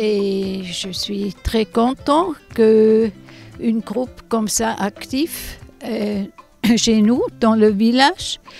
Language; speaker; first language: French; non-native, learner; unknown